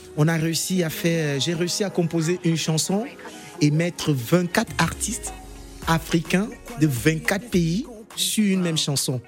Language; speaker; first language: French; non-native, local second language; English